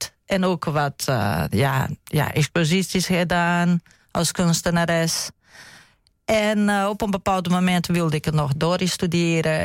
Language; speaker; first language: Dutch; non-native, fluent; Portuguese